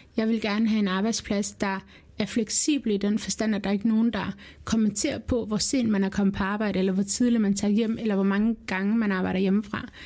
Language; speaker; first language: Danish; early bilingual, other home language; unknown